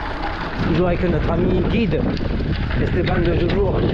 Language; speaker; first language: French; native; French